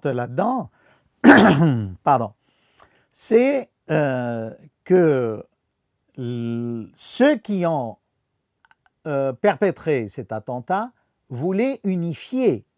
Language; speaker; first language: French; non-native, fluent; Arabic